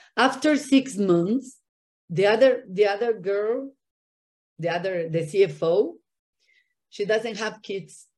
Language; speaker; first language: English; non-native, fluent; Spanish